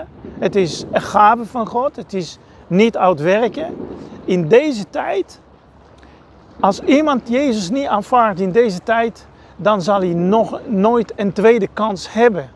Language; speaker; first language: Dutch; non-native, fluent; Hebrew